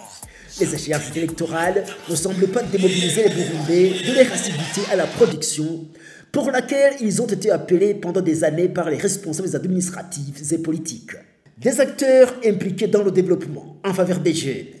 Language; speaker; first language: French; non-native, local second language; Rundi